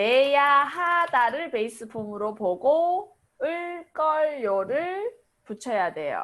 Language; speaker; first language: Korean; native; Korean